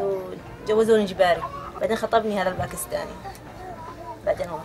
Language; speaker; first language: Arabic; native; Arabic